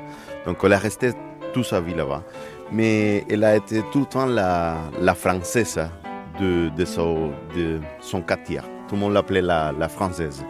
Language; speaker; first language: French; non-native, fluent; Spanish